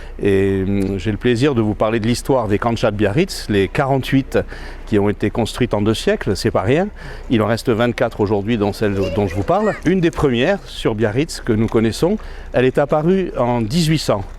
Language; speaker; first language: French; native; French